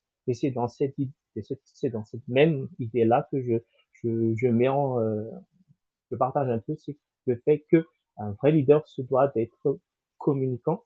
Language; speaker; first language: French; non-native, local second language; Malagasy